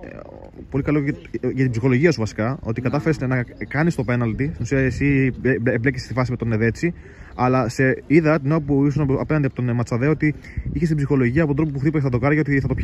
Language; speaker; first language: Greek; native; Greek